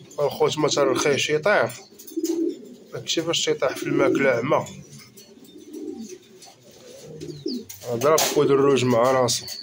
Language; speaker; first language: Arabic; native; Arabic